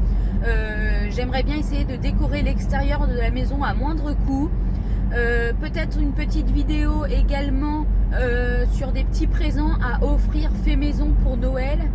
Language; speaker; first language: French; native; French